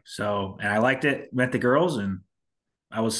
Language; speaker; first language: English; native; English